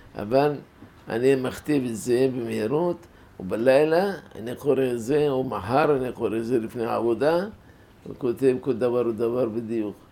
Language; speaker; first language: Hebrew; non-native, fluent; Arabic